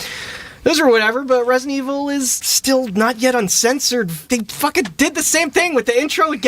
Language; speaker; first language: English; native; English